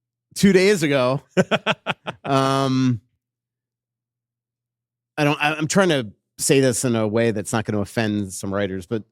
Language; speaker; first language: English; native; English